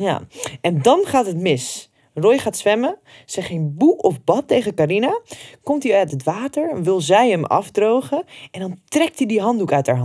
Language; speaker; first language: Dutch; native; Dutch